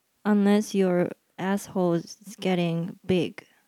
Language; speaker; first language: English; non-native, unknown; Japanese